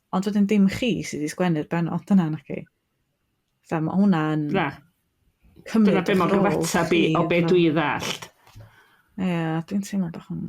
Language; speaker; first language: Welsh; native; Welsh